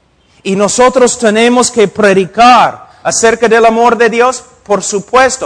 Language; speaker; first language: Spanish; non-native, fluent; English